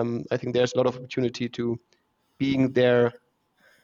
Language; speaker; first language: English; non-native, fluent; German